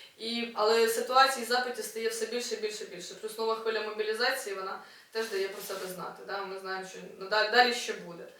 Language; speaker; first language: Ukrainian; native; Ukrainian